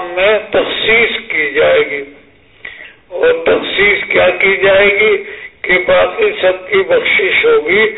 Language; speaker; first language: Urdu; native; Urdu